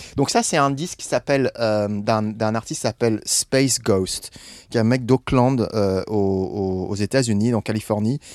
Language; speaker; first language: French; non-native, fluent; English